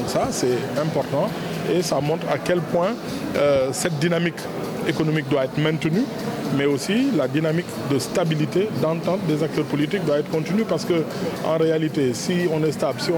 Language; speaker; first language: French; non-native, local second language; Wolof